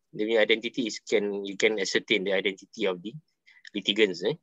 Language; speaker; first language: English; non-native, local second language; Malay